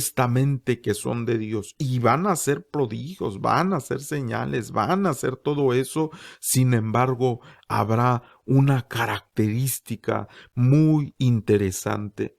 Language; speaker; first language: Spanish; native; Spanish